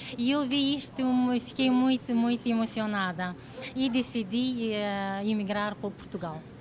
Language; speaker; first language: Portuguese; non-native, fluent; Romanian